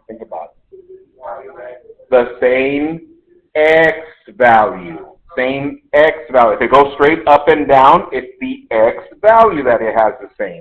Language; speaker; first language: English; native; English